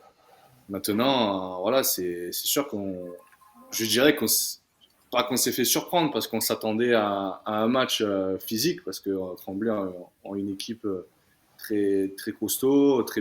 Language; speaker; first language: French; native; French